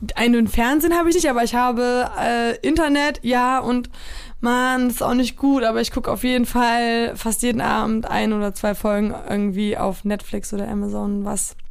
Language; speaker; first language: German; early bilingual, other home language; Polish